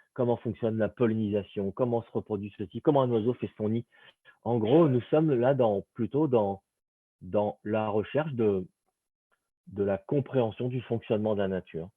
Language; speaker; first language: French; native; French